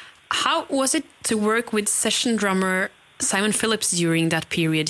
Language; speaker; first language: English; non-native, fluent; Norwegian